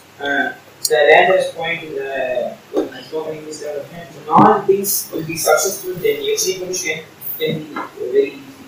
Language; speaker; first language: English; non-native, learner; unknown